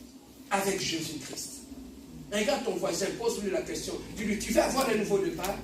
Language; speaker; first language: French; non-native, local second language; Lingala